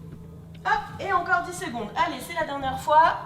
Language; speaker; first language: French; native; French